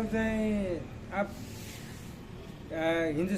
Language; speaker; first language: Hindi; non-native, learner; Nepali